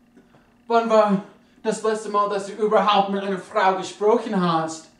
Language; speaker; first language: German; non-native, learner; English